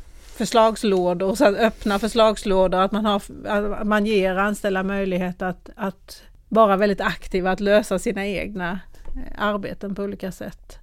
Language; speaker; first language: Swedish; native; Swedish